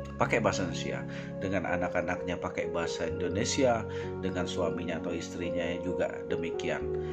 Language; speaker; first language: Indonesian; non-native, local second language; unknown